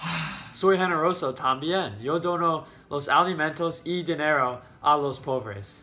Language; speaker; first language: Spanish; non-native, learner; English